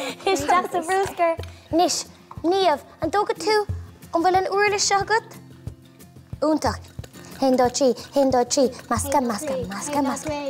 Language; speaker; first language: Irish; native; Irish